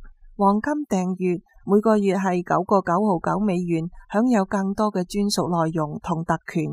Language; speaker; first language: Chinese; non-native, local second language; Cantonese